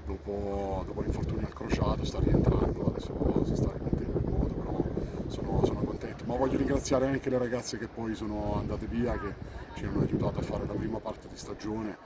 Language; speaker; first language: Italian; native; Italian